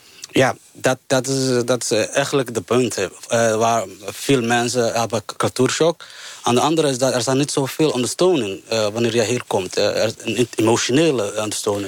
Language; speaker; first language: Dutch; non-native, fluent; Somali